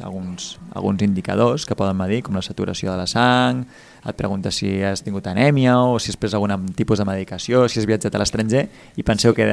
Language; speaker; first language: Catalan; native; Catalan